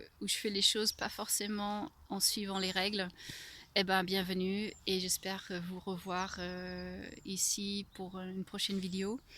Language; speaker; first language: French; non-native, fluent; English